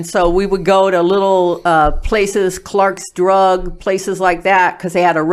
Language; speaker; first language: English; native; English